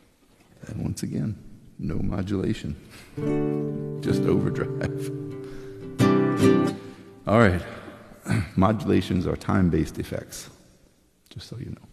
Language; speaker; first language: English; native; English